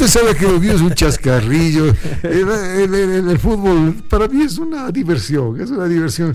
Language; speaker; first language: Spanish; native; Spanish